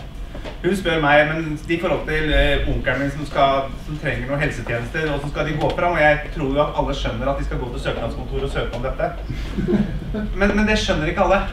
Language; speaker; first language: Norwegian; native; Norwegian